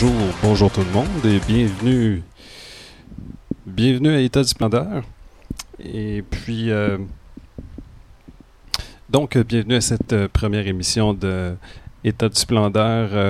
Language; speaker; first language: French; native; French